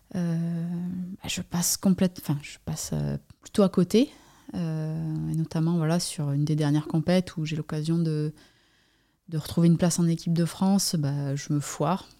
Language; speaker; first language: French; native; French